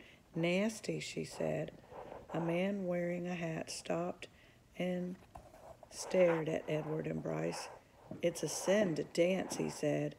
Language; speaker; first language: English; native; English